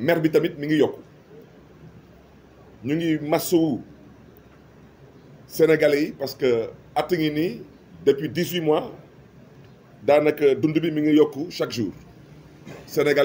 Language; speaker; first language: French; non-native, local second language; Wolof